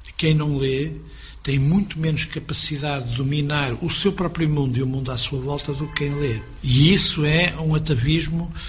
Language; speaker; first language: Portuguese; native; Portuguese